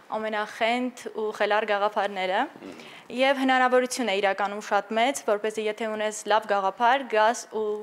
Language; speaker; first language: Armenian; native; Armenian